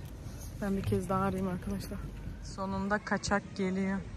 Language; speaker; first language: Turkish; early bilingual, heritage; Turkish